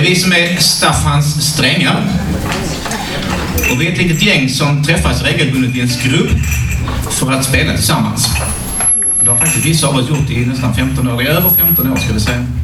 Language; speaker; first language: Swedish; native; Swedish